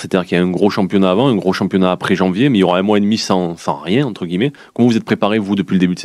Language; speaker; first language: French; native; French